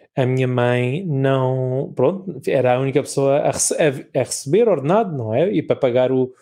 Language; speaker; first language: Portuguese; native; Portuguese